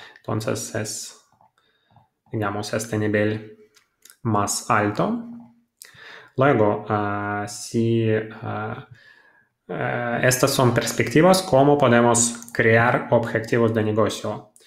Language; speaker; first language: Spanish; non-native, fluent; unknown